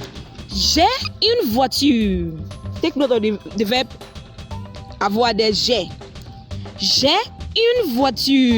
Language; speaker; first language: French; non-native, fluent; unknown